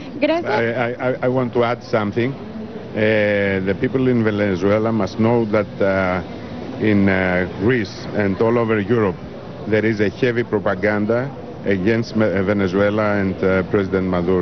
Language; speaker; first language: English; non-native, fluent; Greek